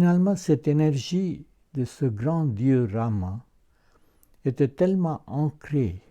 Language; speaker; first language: French; non-native, fluent; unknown